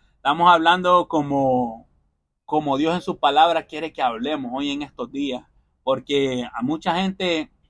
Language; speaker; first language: Spanish; early bilingual, heritage; Spanish